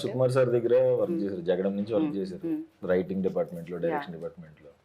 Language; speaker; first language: Telugu; native; Telugu